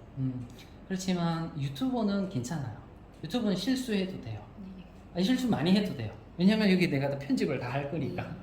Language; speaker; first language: Korean; native; Korean